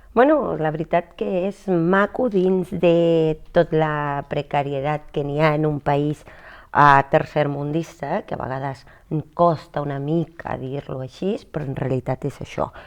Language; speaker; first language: Catalan; non-native, fluent; Spanish